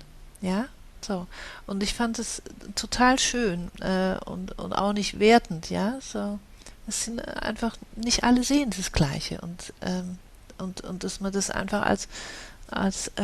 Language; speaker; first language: German; native; German